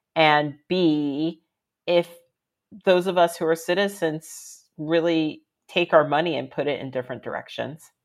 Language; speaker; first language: English; native; English